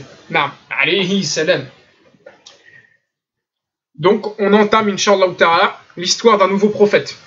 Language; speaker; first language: French; native; French